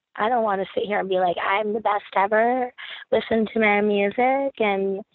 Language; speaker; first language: English; native; English